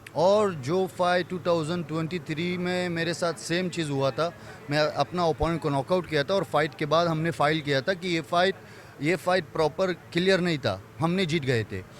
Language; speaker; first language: Hindi; non-native, fluent; Persian